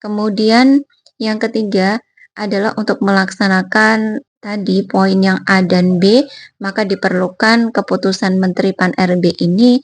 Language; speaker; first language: Indonesian; native; Indonesian